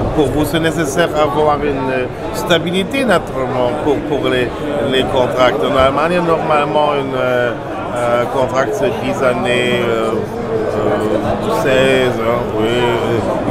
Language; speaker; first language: French; non-native, learner; German